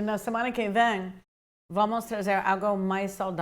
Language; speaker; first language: Portuguese; non-native, fluent; English